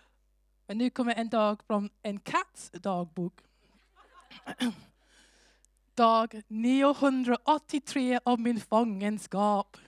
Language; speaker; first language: Swedish; non-native, fluent; English